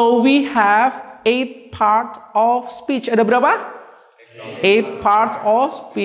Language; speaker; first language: English; non-native, fluent; Indonesian